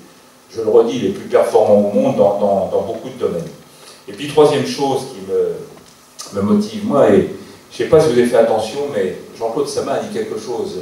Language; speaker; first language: French; native; French